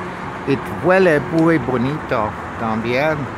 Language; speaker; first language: Spanish; non-native, learner; English